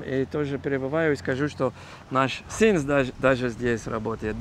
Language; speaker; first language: Russian; non-native, fluent; English